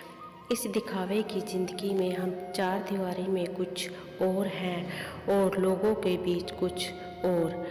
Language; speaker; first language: Hindi; native; Hindi